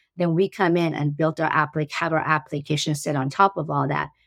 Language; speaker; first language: English; early bilingual, other home language; Persian